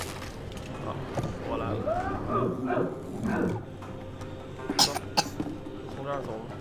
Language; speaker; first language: Chinese; native; Chinese